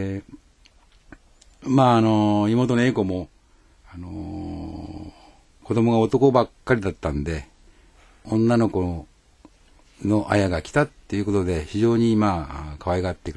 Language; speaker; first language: Japanese; native; Japanese